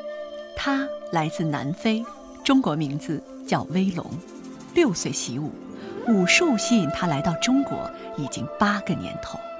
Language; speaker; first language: Chinese; native; Chinese